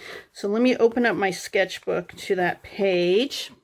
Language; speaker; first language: English; native; English